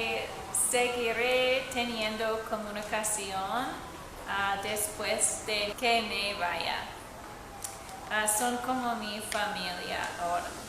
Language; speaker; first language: Spanish; non-native, learner; English